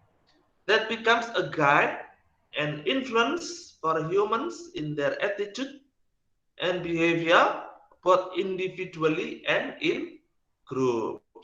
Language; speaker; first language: English; non-native, learner; Indonesian